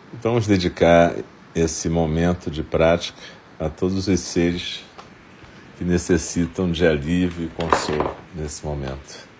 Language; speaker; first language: Portuguese; native; Portuguese